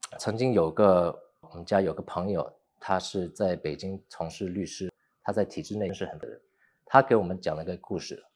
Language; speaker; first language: Chinese; early bilingual, heritage; Chinese